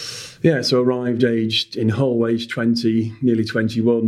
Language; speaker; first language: English; native; English